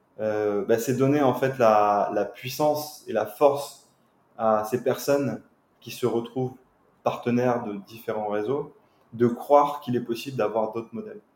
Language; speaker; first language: French; native; French